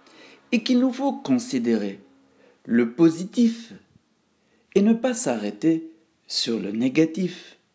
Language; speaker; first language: French; native; French